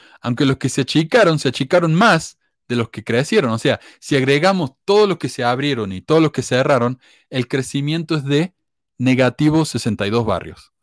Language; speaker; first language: Spanish; native; Spanish